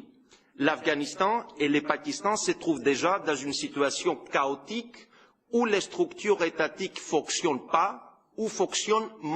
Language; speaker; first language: French; non-native, fluent; Greek